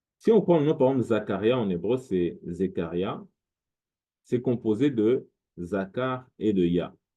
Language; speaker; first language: French; non-native, local second language; Lingala